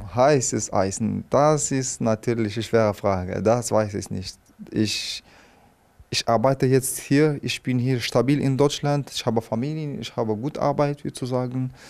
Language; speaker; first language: German; non-native, fluent; Arabic